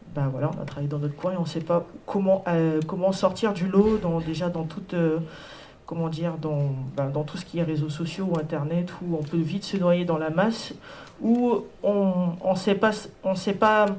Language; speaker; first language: French; native; French